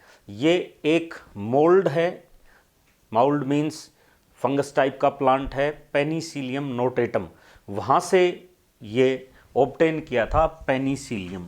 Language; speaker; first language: Hindi; native; Hindi